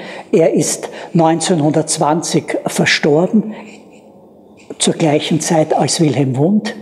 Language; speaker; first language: German; native; German